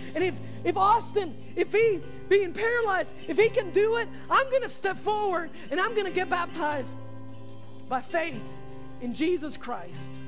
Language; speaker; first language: English; early bilingual, other home language; Spanish